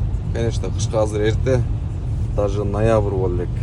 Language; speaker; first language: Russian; non-native, local second language; Kyrgyz